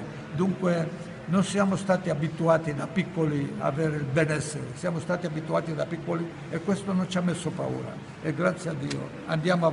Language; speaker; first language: Italian; non-native, fluent; Ladino